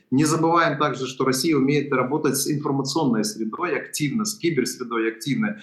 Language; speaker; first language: Russian; non-native, local second language; Ukrainian